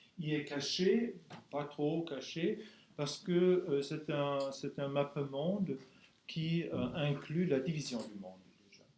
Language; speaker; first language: French; non-native, fluent; German